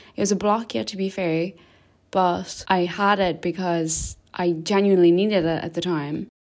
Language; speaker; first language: English; early bilingual, other home language; Albanian